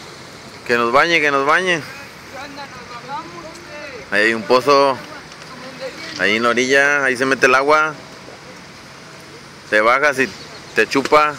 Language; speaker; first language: Spanish; native; Spanish